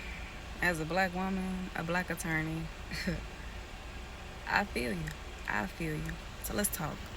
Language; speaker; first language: English; native; English